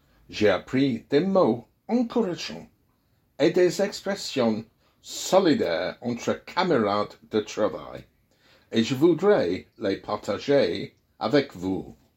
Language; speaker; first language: French; non-native, fluent; English